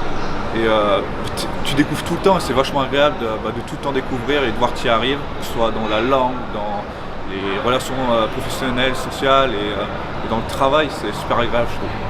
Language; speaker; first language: French; native; French